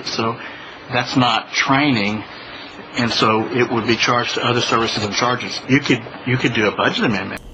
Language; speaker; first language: English; native; English